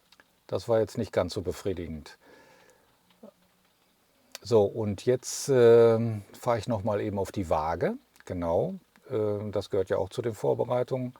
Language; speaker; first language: German; native; German